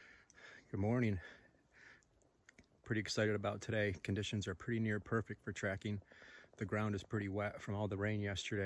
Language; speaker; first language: English; native; English